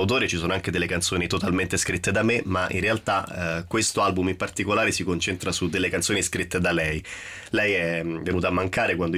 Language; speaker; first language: Italian; native; Italian